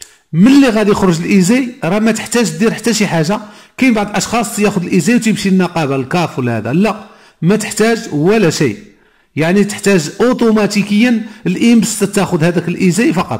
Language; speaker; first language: Arabic; native; Arabic